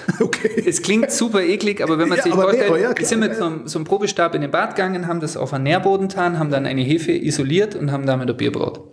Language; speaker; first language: German; native; German